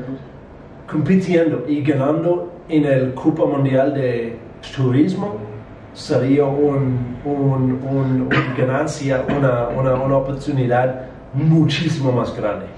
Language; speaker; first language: Spanish; non-native, learner; English